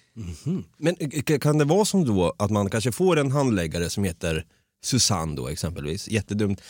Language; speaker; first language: Swedish; native; Swedish